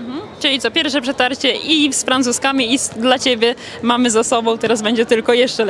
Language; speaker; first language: Polish; native; Polish